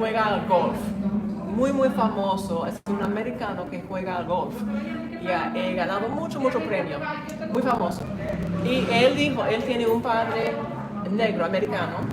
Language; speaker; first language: Spanish; non-native, learner; English